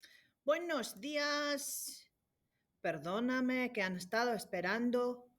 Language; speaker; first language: Spanish; non-native, fluent; English